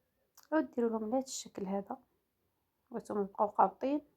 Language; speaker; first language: Arabic; native; Arabic